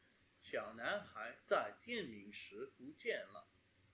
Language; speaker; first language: Chinese; non-native, learner; English